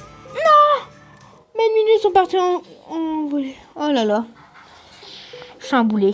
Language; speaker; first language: French; native; French